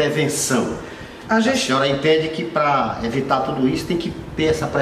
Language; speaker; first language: Portuguese; native; Portuguese